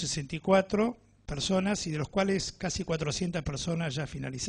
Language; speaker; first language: Spanish; native; Spanish